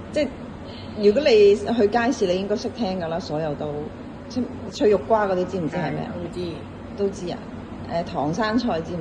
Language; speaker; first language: Cantonese; native; Cantonese